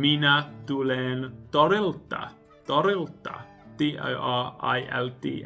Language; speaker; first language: Finnish; non-native, learner; English